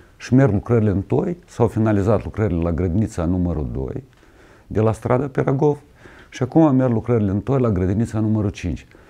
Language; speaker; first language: Romanian; native; Romanian